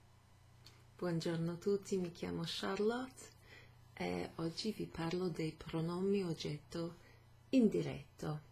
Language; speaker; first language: Italian; non-native, fluent; English